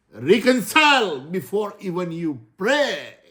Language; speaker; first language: English; non-native, local second language; Gujarati